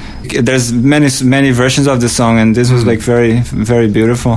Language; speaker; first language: English; non-native, fluent; Portuguese